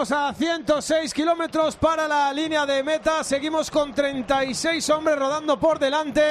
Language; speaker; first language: Spanish; native; Spanish